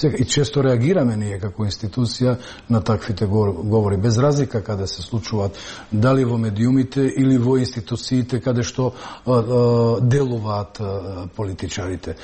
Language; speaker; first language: Macedonian; non-native, local second language; Albanian